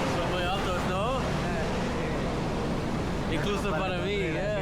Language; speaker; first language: Spanish; non-native, learner; English